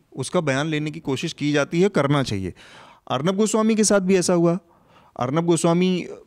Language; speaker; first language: Hindi; native; Hindi